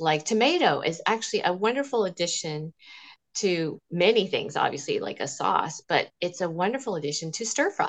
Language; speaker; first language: English; native; English